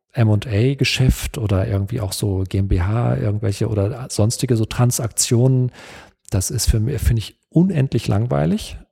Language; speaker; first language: German; native; German